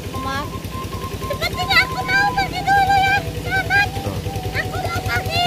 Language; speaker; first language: Indonesian; non-native, local second language; Sundanese